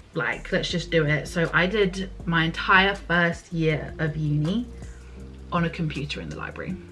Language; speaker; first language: English; native; English